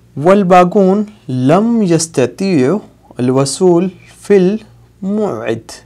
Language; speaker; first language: Arabic; non-native, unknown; Urdu